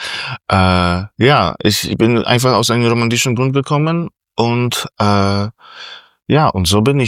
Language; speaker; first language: German; non-native, fluent; Polish